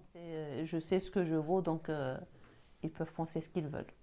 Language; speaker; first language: French; non-native, local second language; Arabic